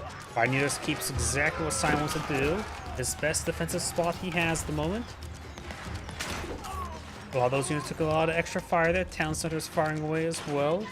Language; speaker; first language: English; native; English